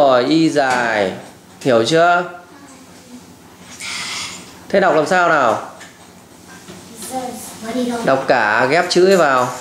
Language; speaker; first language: Vietnamese; native; Vietnamese